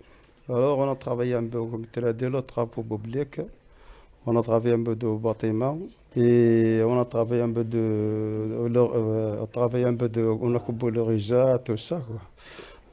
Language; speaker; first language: French; non-native, learner; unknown